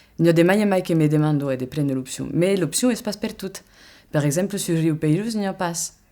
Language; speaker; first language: Occitan; non-native, local second language; French